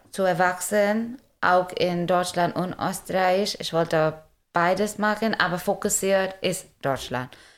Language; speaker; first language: German; non-native, learner; Hindi